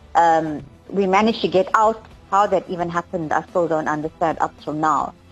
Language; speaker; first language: English; native; English